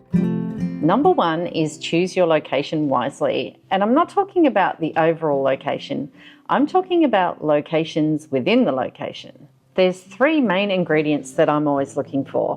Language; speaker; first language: English; native; English